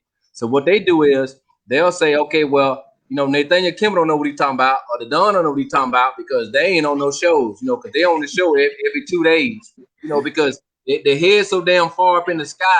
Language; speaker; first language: English; native; English